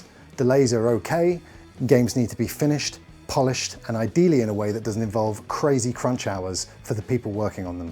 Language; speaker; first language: English; native; English